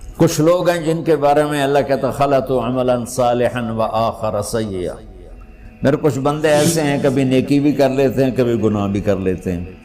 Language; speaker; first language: Urdu; non-native, local second language; Punjabi